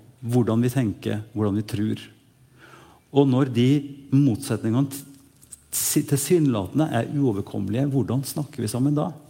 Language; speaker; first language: Norwegian; native; Norwegian